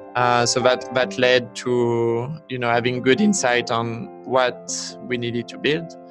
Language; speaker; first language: English; non-native, fluent; French